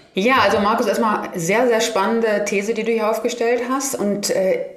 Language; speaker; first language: German; native; German